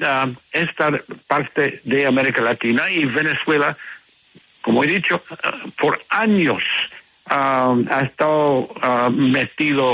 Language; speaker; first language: Spanish; non-native, fluent; English